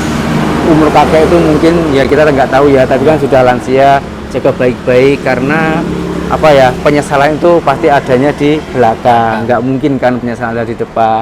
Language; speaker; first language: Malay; non-native, local second language; Javanese